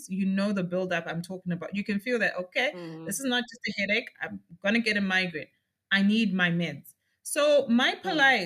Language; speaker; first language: English; non-native, local second language; Shona